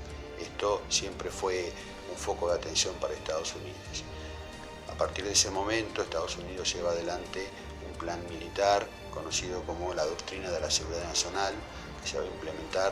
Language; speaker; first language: Spanish; native; Spanish